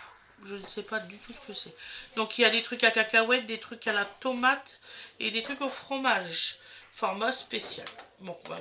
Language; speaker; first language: French; native; French